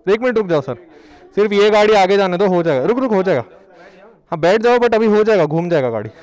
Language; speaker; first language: Hindi; non-native, local second language; Marathi